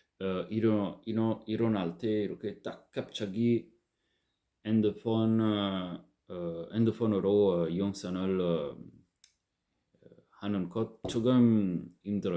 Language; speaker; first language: Korean; non-native, learner; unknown